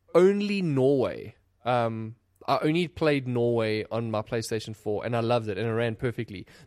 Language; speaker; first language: English; early bilingual, other home language; Lithuanian